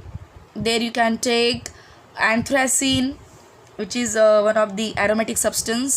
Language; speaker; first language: English; non-native, local second language; Hindi